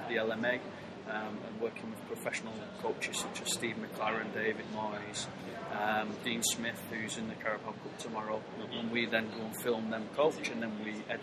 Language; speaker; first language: English; native; English